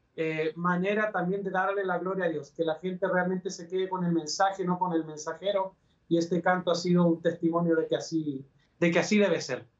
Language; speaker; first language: Spanish; native; Spanish